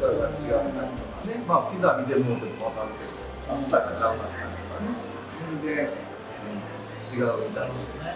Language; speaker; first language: Japanese; native; Japanese